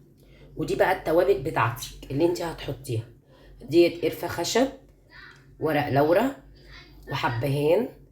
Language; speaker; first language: Arabic; native; Arabic